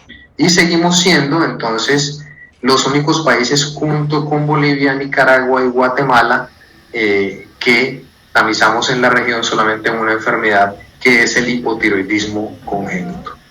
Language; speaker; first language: Spanish; native; Spanish